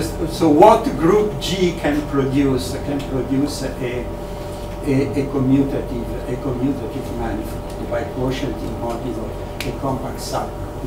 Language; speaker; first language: English; non-native, fluent; Italian